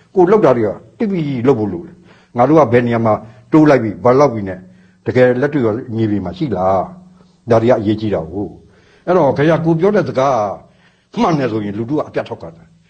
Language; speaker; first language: Burmese; non-native, local second language; S'gaw Karen